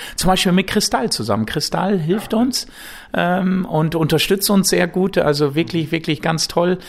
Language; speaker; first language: German; native; German